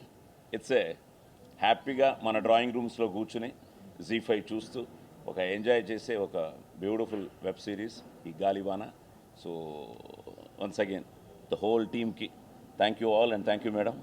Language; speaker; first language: Telugu; native; Telugu